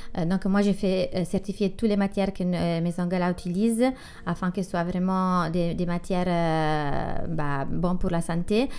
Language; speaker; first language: French; non-native, fluent; Italian